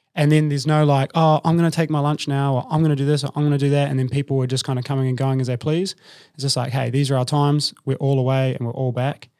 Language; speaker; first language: English; native; English